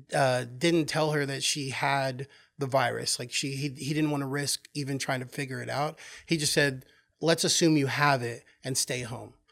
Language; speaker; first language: English; native; English